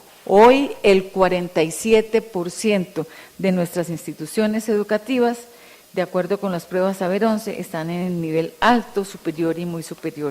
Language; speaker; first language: Spanish; native; Spanish